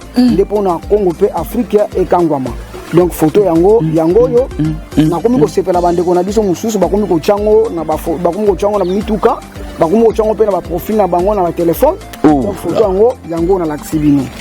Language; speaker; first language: Lingala; non-native, local second language; Kongo